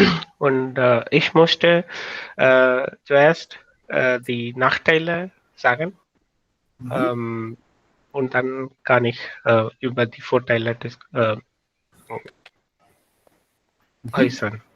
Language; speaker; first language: German; non-native, learner; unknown